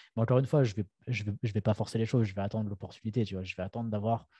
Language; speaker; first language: French; native; French